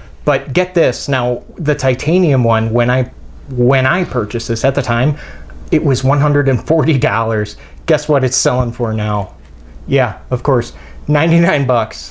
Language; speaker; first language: English; native; English